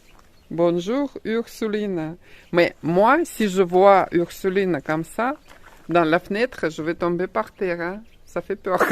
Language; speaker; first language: French; non-native, fluent; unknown